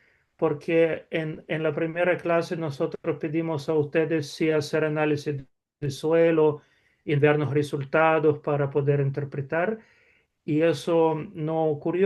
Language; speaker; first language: Spanish; non-native, fluent; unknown